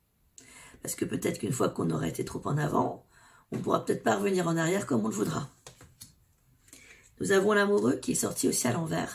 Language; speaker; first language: French; native; French